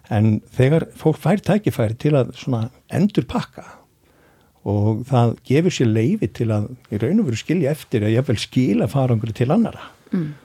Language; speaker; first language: Icelandic; native; Icelandic